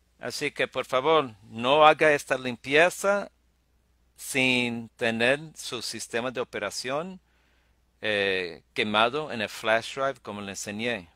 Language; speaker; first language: Spanish; early bilingual, heritage; Spanish